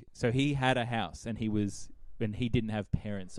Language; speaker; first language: English; native; English